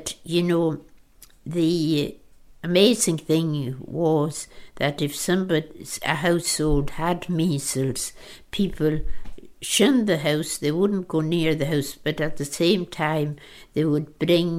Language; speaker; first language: English; non-native, local second language; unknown